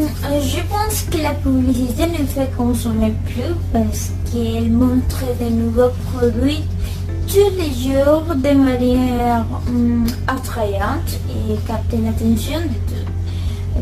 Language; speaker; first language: French; non-native, learner; Spanish